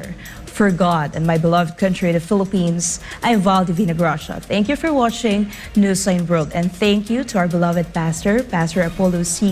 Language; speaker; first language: English; non-native, local second language; Filipino